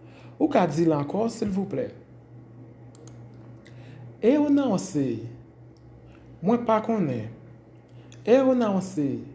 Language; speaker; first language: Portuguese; non-native, fluent; Haitian Creole